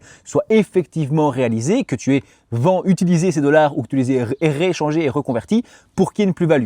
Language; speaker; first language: French; native; French